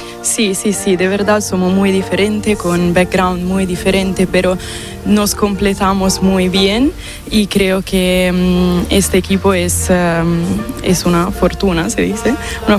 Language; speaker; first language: Spanish; non-native, fluent; Italian